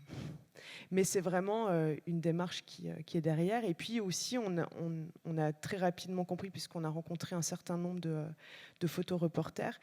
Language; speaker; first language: French; native; French